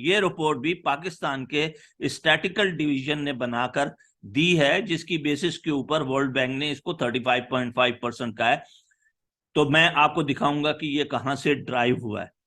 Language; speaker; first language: Urdu; native; Urdu